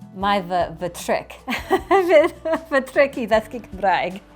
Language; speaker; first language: Welsh; non-native, learner; English